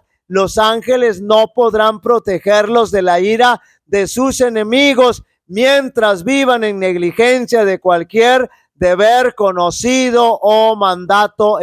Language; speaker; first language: Spanish; native; Spanish